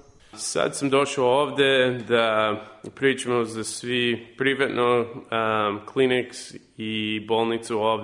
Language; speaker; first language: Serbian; early bilingual, heritage; English